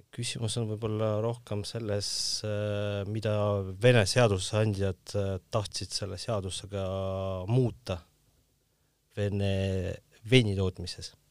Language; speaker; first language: Estonian; non-native, local second language; Russian